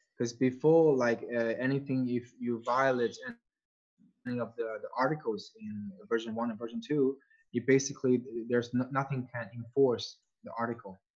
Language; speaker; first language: English; non-native, fluent; Chinese